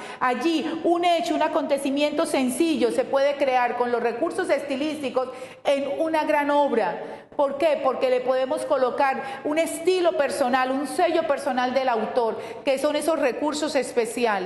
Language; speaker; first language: Spanish; native; Spanish